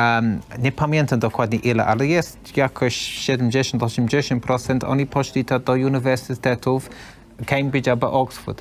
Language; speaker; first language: Polish; non-native, learner; English